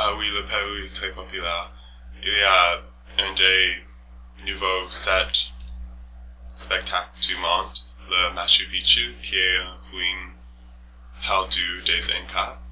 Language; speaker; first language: French; non-native, learner; English